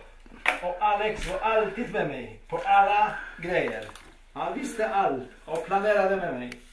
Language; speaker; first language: Swedish; non-native, fluent; Polish